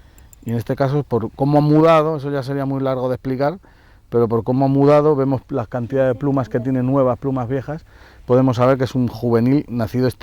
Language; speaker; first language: Spanish; native; Spanish